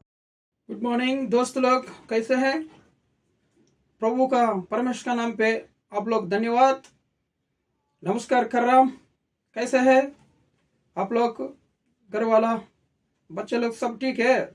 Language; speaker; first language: Hindi; non-native, local second language; Telugu